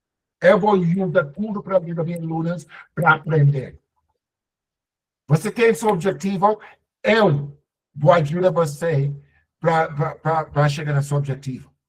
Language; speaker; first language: Portuguese; non-native, learner; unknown